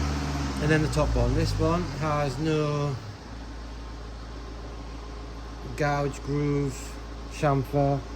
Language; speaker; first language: English; native; English